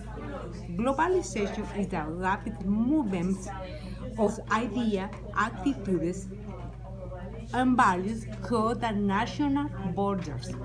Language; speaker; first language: English; non-native, learner; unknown